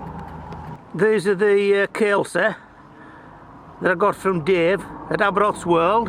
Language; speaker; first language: English; native; English